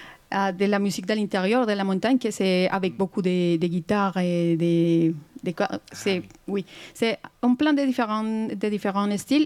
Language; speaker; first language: French; non-native, fluent; Spanish